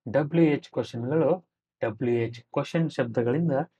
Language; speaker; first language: English; non-native, local second language; Kannada